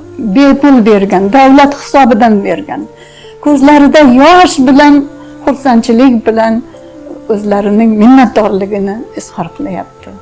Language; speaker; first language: Uzbek; non-native, local second language; Russian